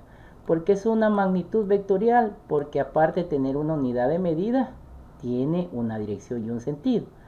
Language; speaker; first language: Spanish; native; Spanish